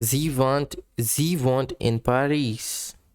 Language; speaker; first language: German; non-native, learner; Portuguese